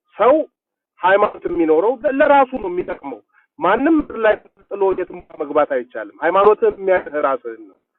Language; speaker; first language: Amharic; native; Amharic